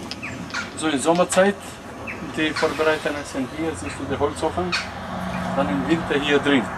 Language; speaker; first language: German; non-native, fluent; Albanian